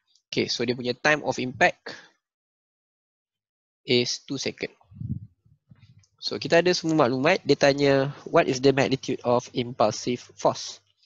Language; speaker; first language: English; non-native, local second language; Malay